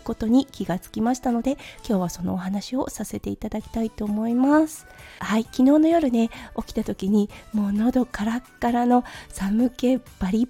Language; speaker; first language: Japanese; native; Japanese